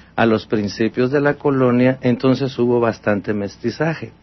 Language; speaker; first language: Spanish; native; Spanish